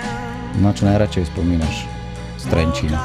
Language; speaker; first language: Slovak; native; Slovak